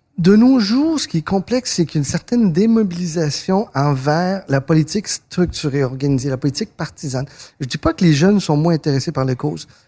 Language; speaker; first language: French; early bilingual, other home language; Spanish